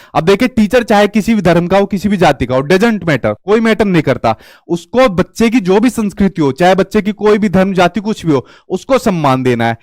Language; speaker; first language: Hindi; native; Hindi